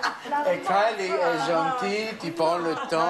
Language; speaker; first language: French; non-native, fluent; Hebrew